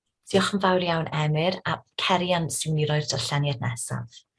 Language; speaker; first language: Welsh; native; Welsh